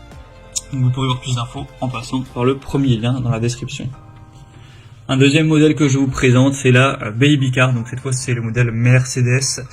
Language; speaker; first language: French; native; French